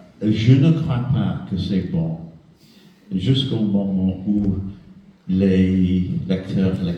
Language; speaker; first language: French; non-native, fluent; English